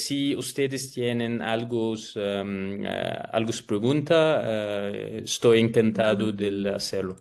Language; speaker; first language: Spanish; non-native, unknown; Arabic